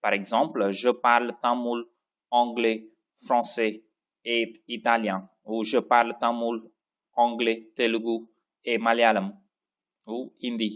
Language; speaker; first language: French; non-native, fluent; Tamil